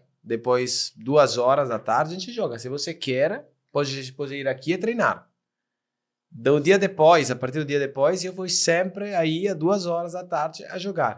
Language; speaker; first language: Portuguese; non-native, fluent; Italian